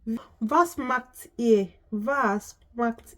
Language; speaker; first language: German; non-native, fluent; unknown